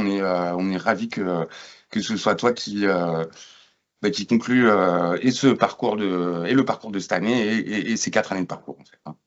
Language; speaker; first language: French; native; French